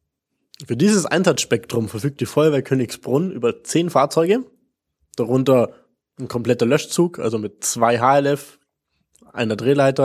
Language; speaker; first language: German; native; German